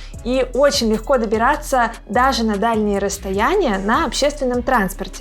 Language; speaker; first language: Russian; native; Russian